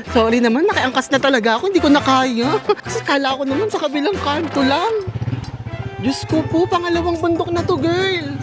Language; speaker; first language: Filipino; native; Filipino